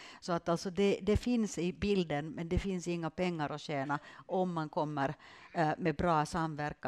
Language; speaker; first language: Swedish; non-native, fluent; Finnish